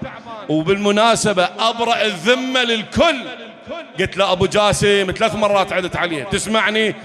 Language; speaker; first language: Arabic; native; Arabic